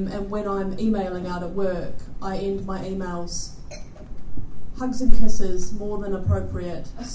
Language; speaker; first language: English; native; English